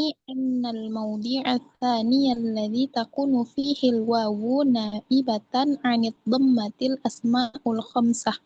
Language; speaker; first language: Arabic; non-native, learner; Indonesian